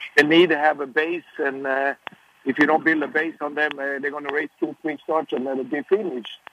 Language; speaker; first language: English; non-native, fluent; Swedish